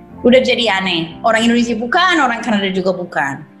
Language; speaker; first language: Indonesian; non-native, fluent; English